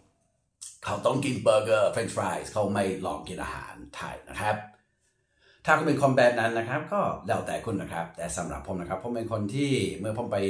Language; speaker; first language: Thai; non-native, fluent; English